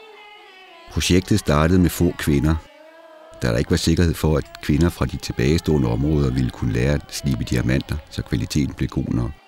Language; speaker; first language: Danish; native; Danish